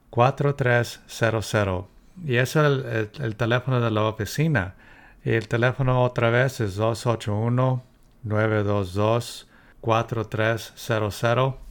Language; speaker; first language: Spanish; early bilingual, heritage; Spanish